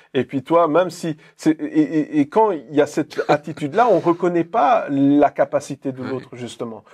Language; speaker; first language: French; native; French